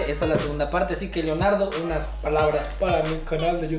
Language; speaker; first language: Spanish; native; Spanish